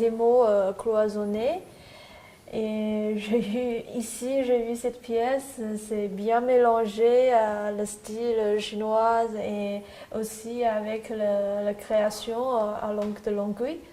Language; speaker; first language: French; non-native, learner; Chinese